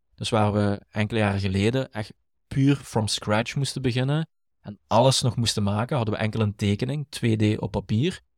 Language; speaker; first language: Dutch; native; Dutch